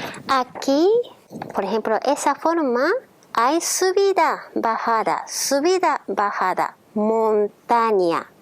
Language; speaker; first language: Spanish; non-native, learner; Japanese